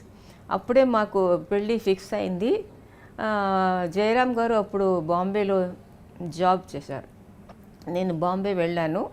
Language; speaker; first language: Telugu; non-native, fluent; Tamil